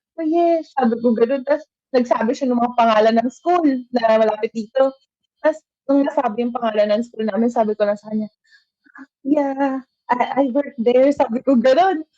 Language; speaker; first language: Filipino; native; Filipino